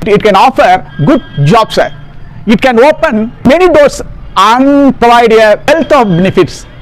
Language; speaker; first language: English; non-native, local second language; Tamil